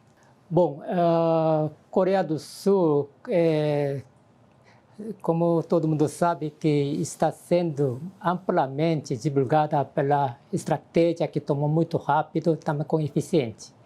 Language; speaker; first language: Portuguese; non-native, learner; Korean